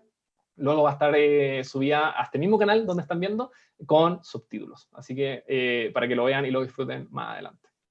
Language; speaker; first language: Spanish; native; Spanish